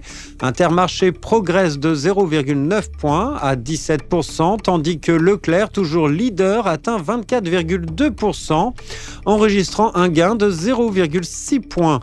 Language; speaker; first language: French; native; French